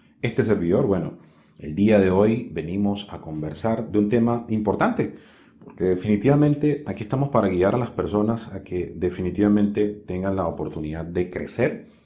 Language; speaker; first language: Spanish; native; Spanish